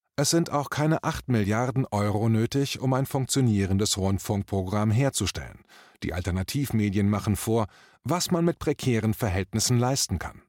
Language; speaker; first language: German; native; German